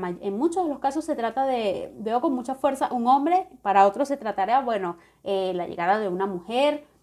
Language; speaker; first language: Spanish; native; Spanish